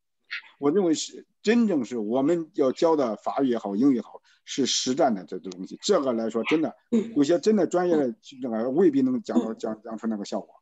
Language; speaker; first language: Chinese; native; Chinese